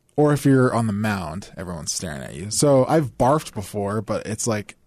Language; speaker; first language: English; native; English